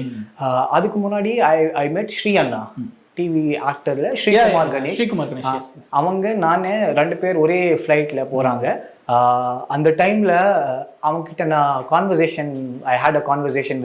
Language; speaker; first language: Tamil; non-native, learner; Kashmiri